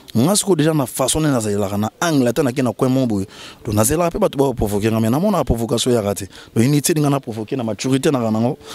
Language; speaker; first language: Lingala; native; Lingala